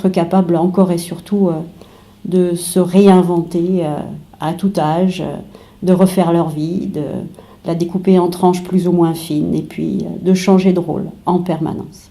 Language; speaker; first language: French; native; French